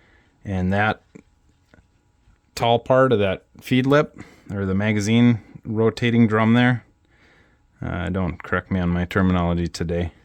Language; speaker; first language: English; native; English